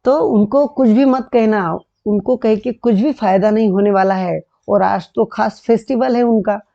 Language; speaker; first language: Hindi; non-native, local second language; Marathi